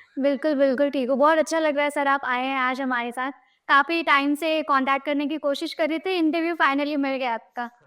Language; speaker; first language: Hindi; native; Hindi